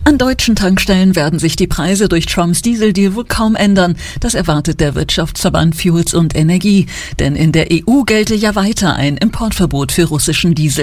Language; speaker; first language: German; native; German